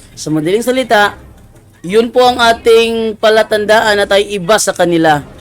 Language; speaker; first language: Filipino; native; Filipino